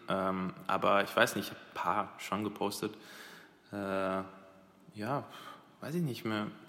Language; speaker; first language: German; early bilingual, other home language; Arabic